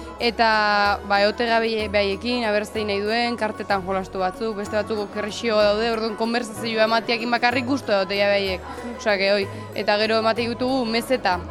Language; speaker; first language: Basque; native; Basque